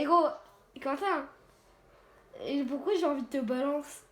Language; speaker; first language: French; native; French